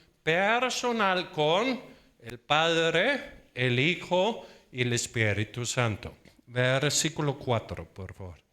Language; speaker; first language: Spanish; non-native, fluent; Danish